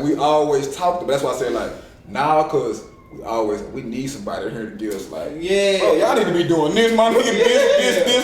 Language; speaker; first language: English; native; English